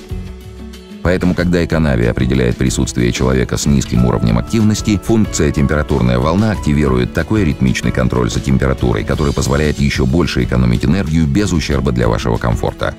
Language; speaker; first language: Russian; native; Russian